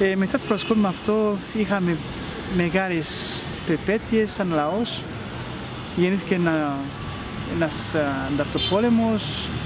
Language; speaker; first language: Greek; non-native, fluent; Rundi